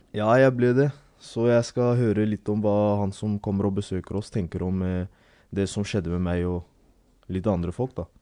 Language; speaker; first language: Norwegian; early bilingual, other home language; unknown